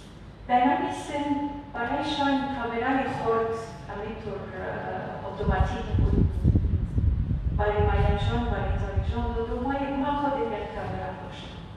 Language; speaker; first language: Persian; non-native, learner; Arabic